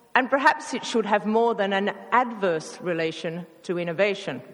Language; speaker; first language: English; native; English